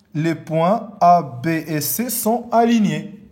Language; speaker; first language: French; non-native, local second language; Arabic